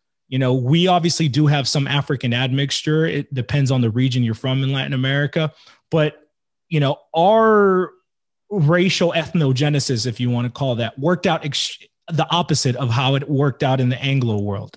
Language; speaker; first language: English; native; English